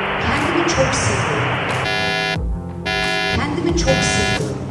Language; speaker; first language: Turkish; early bilingual, heritage; Turkish